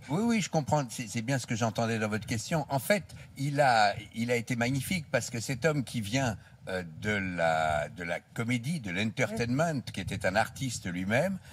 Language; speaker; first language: French; native; French